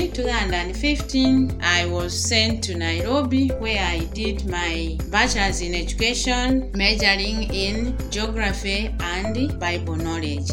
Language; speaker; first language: English; non-native, local second language; Nyanja